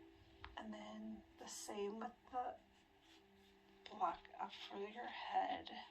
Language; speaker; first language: English; native; English